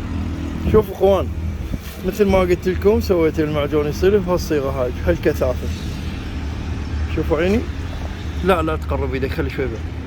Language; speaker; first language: Arabic; native; Arabic